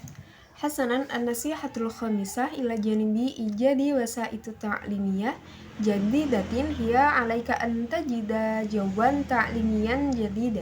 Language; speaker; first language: Arabic; non-native, learner; Indonesian